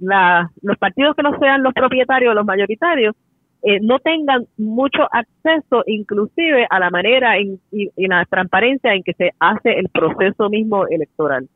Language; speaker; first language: Spanish; native; Spanish